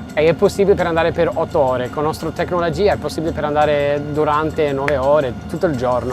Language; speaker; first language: Italian; non-native, learner; English